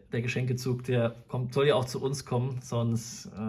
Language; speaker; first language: German; native; German